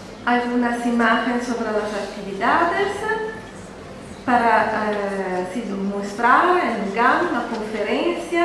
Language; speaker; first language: Spanish; non-native, fluent; Italian